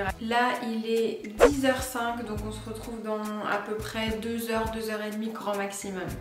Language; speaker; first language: French; native; French